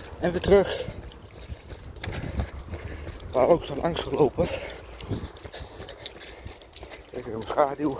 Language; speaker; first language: Dutch; native; Dutch